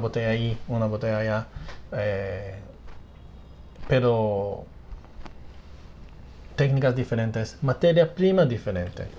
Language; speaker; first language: Spanish; non-native, fluent; English